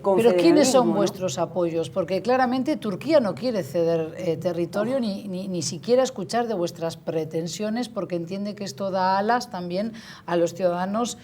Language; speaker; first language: Spanish; native; Spanish